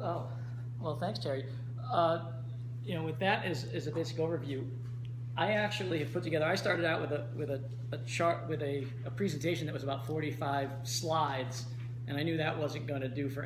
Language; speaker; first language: English; native; English